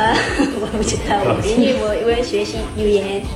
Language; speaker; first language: Chinese; non-native, learner; Malay